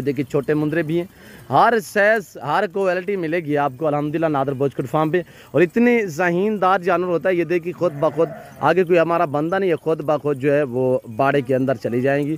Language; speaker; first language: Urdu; non-native, local second language; Saraiki